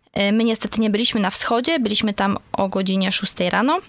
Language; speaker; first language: Polish; native; Polish